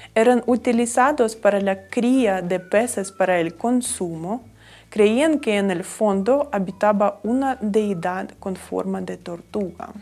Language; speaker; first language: Spanish; non-native, fluent; Ukrainian